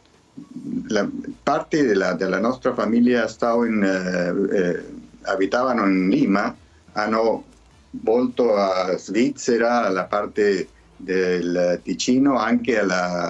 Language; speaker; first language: Italian; early bilingual, heritage; Spanish